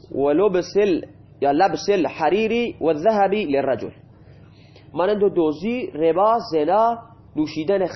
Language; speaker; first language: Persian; non-native, local second language; Baluchi